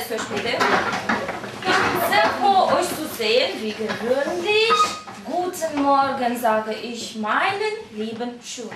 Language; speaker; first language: German; non-native, fluent; Russian